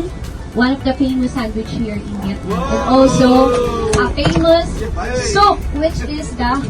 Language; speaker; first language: English; non-native, learner; Filipino